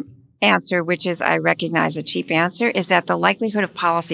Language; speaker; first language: English; native; English